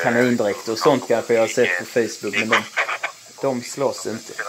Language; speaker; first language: Swedish; native; Swedish